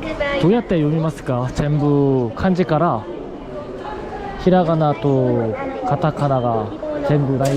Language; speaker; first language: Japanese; non-native, learner; Korean